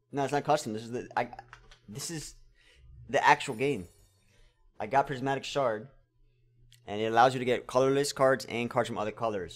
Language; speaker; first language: English; native; English